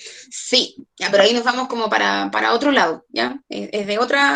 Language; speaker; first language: Spanish; native; Spanish